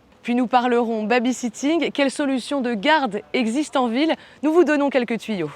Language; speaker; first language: French; native; French